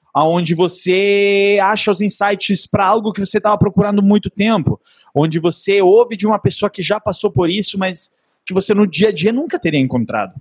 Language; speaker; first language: Portuguese; non-native, fluent; Italian